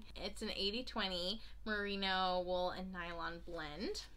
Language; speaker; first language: English; native; English